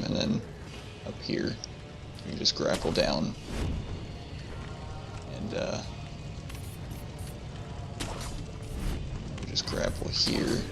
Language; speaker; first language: English; native; English